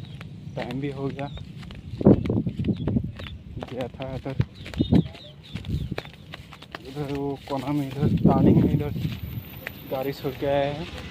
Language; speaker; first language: Hindi; non-native, local second language; Assamese